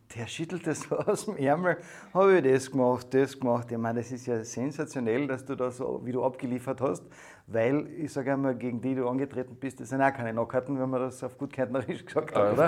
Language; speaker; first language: German; native; German